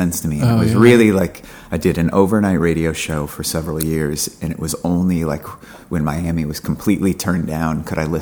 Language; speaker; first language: English; native; English